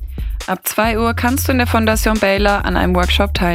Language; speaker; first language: German; native; German